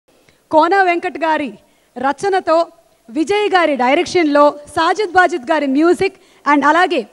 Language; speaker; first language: Telugu; native; Telugu